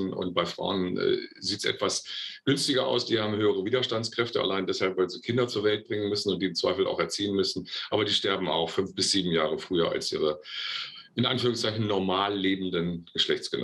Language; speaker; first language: German; native; German